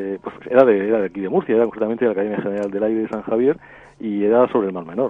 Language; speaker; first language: Spanish; native; Spanish